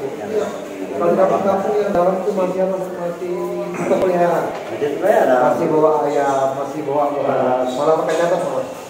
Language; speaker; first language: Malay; non-native, local second language; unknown